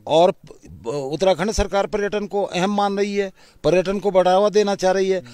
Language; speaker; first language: Hindi; native; Hindi